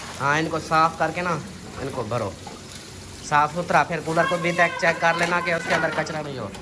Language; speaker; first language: Urdu; non-native, local second language; Saraiki